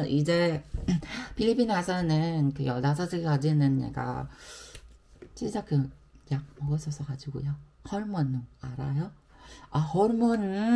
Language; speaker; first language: Korean; non-native, learner; Filipino